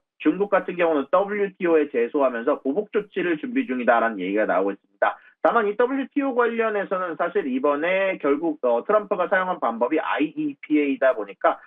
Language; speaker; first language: Korean; native; Korean